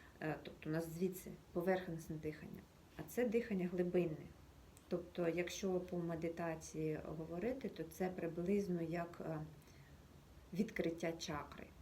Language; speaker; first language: Ukrainian; native; Ukrainian